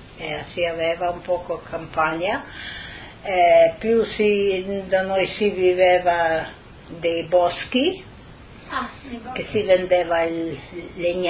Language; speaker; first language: Italian; non-native, local second language; Slovenian